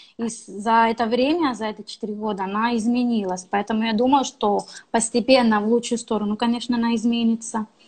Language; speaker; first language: Russian; non-native, fluent; Spanish